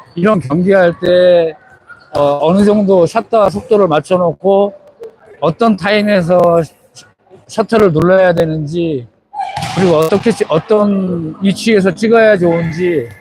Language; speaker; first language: Korean; native; Korean